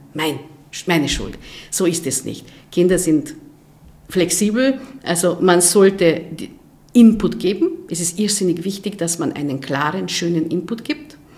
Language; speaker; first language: German; non-native, fluent; Hungarian